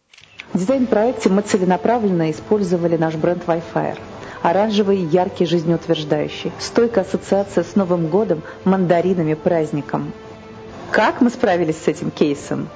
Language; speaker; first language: Russian; native; Russian